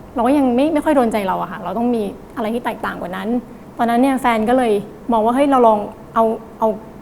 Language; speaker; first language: Thai; native; Thai